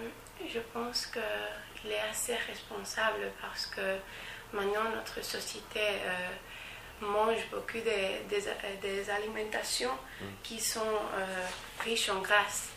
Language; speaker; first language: French; non-native, fluent; English